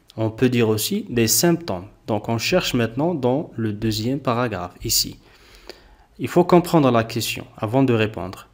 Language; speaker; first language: French; non-native, local second language; Arabic